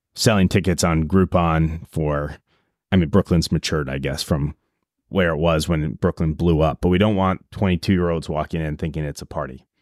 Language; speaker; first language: English; native; English